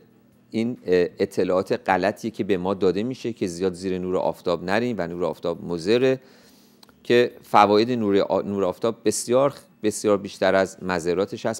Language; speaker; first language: Persian; native; Persian